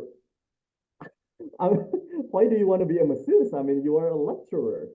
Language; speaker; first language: English; non-native, fluent; Indonesian